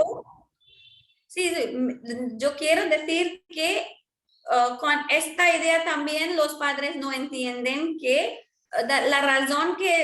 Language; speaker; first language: Spanish; non-native, fluent; Marwari